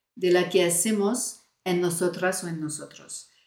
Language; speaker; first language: Spanish; non-native, fluent; French